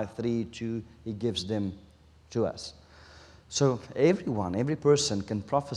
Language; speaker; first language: English; non-native, local second language; Afrikaans